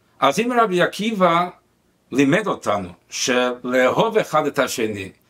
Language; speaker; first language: Hebrew; non-native, fluent; Spanish